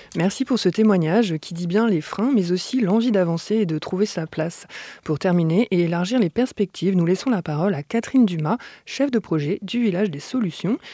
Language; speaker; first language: French; native; French